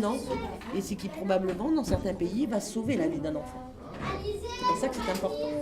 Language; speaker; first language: French; native; French